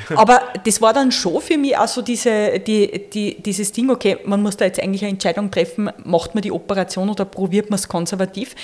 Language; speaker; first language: German; native; German